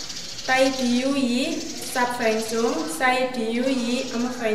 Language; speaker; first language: Cantonese; non-native, learner; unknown